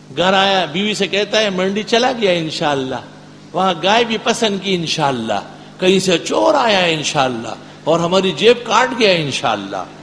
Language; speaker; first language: Urdu; non-native, local second language; Pashto